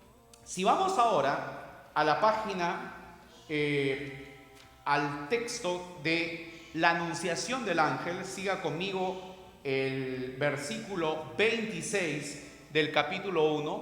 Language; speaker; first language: Spanish; native; Spanish